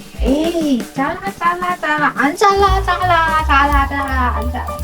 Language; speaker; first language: Korean; non-native, learner; Vietnamese